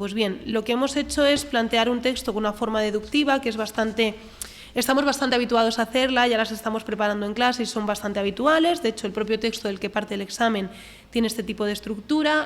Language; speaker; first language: Spanish; native; Spanish